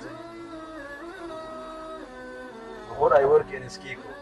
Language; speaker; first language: English; non-native, learner; Arabic